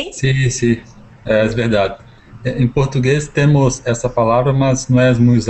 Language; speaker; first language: Spanish; non-native, learner; Portuguese